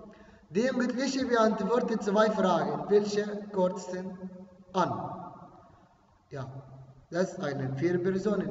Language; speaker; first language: German; non-native, fluent; Arabic